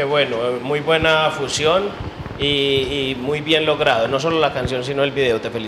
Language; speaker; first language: Spanish; native; Spanish